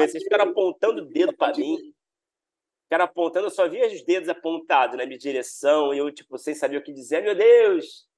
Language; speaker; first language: Portuguese; native; Portuguese